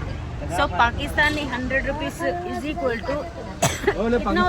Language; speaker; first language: Hindi; non-native, local second language; Telugu